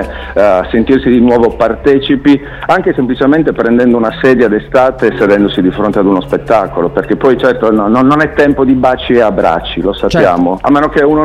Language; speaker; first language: Italian; native; Italian